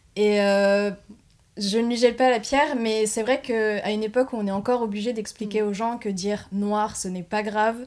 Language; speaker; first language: French; native; French